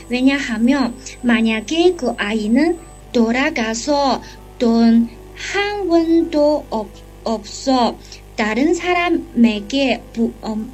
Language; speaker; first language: Korean; non-native, learner; Chinese